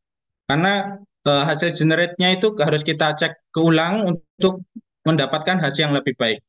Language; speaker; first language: Indonesian; native; Indonesian